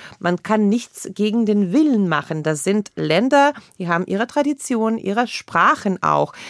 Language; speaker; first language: German; non-native, fluent; Russian